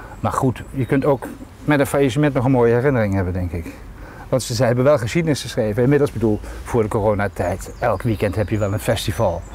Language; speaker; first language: Dutch; native; Dutch